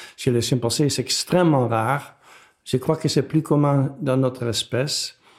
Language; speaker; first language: French; non-native, fluent; Dutch